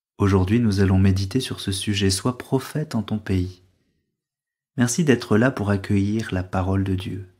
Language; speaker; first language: French; native; French